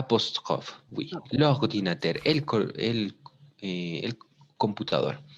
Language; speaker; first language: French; non-native, learner; Spanish